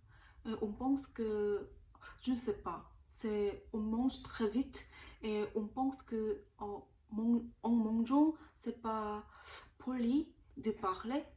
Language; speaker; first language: French; non-native, learner; Korean